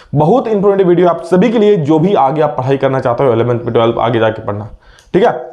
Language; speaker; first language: Hindi; native; Hindi